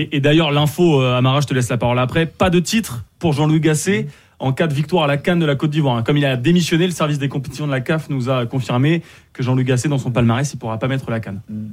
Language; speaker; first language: French; native; French